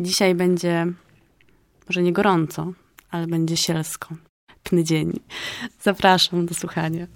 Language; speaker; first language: Polish; native; Polish